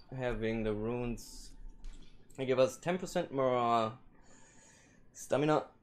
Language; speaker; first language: English; non-native, fluent; German